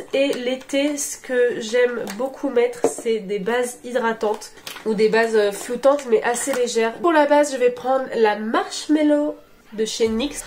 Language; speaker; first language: French; early bilingual, other home language; Portuguese